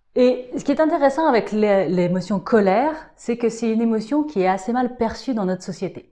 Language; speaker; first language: French; native; French